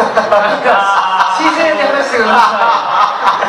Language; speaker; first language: Japanese; non-native, fluent; Korean